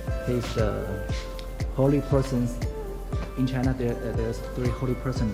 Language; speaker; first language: English; non-native, learner; Chinese